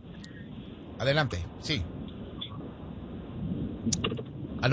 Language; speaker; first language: Spanish; native; Spanish